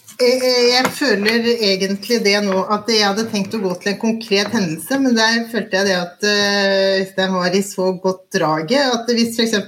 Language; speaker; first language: Norwegian; native; Norwegian